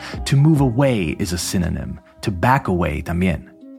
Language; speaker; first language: Spanish; non-native, fluent; English